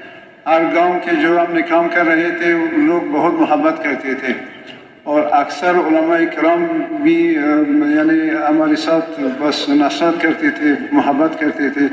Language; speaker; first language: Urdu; non-native, local second language; Pashto